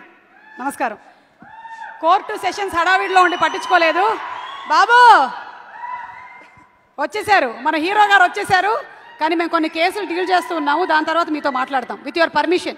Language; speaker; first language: Telugu; native; Telugu